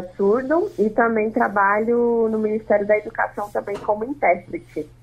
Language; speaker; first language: Portuguese; non-native, local second language; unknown